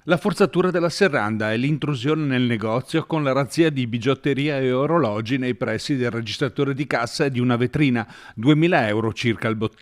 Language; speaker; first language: Italian; native; Italian